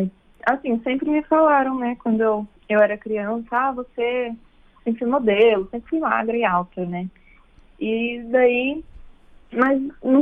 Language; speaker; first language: Portuguese; native; Portuguese